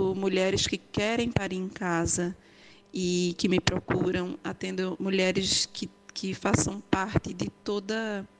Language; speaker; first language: Portuguese; native; Portuguese